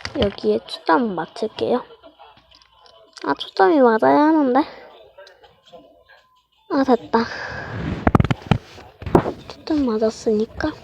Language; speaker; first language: Korean; native; Korean